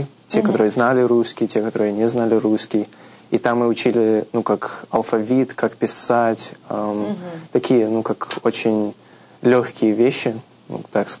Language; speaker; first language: Russian; early bilingual, heritage; Russian